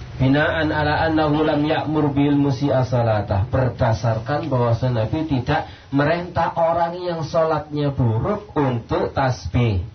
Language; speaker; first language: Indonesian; non-native, local second language; Javanese